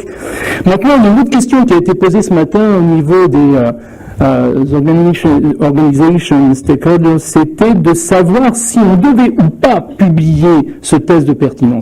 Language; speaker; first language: French; native; French